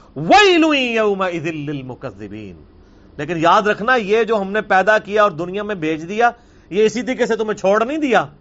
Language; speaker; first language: Urdu; non-native, local second language; Punjabi